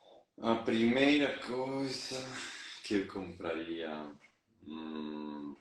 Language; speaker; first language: Portuguese; non-native, fluent; Spanish